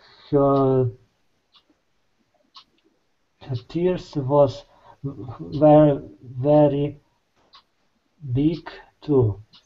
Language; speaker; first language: English; non-native, learner; Ukrainian